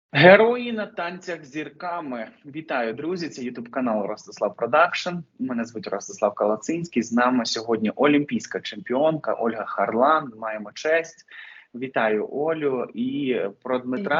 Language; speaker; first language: Ukrainian; native; Ukrainian